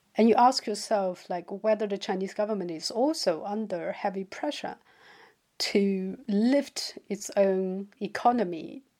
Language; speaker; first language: English; non-native, fluent; Chinese